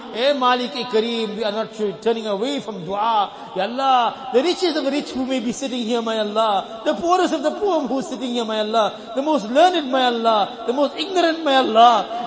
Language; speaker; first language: English; native; English